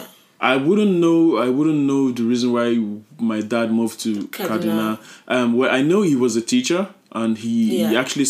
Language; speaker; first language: English; non-native, local second language; Yoruba